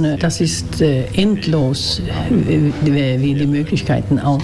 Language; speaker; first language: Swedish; non-native, learner; German